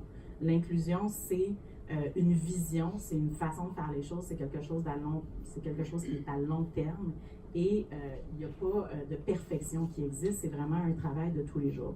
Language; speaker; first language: French; native; French